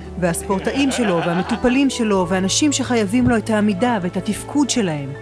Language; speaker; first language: Hebrew; native; Hebrew